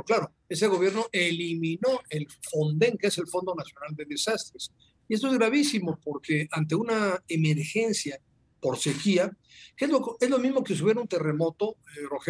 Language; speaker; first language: Spanish; native; Spanish